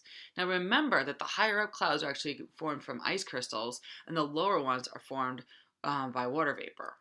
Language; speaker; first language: English; native; English